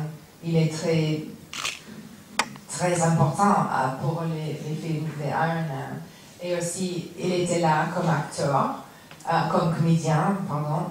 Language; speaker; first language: French; non-native, learner; English